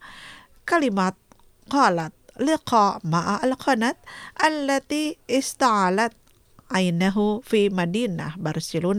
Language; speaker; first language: Arabic; non-native, fluent; Indonesian